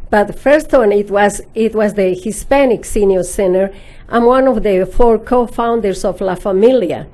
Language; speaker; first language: English; non-native, fluent; Spanish